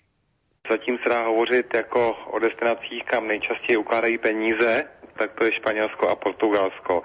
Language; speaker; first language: Czech; native; Czech